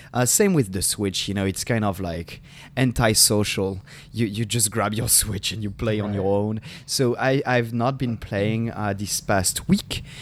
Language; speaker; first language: English; non-native, fluent; French